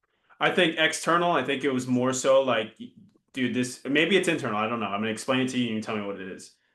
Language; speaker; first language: English; native; English